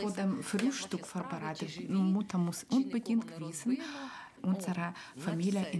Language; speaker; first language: German; non-native, learner; Ukrainian